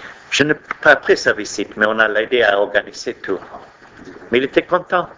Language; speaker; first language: French; non-native, fluent; Swedish